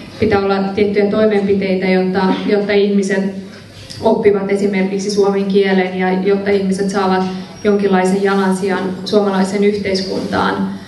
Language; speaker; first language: Finnish; early bilingual, other home language; Persian